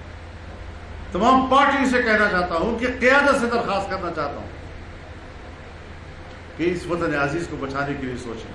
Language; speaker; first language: Urdu; non-native, local second language; Pashto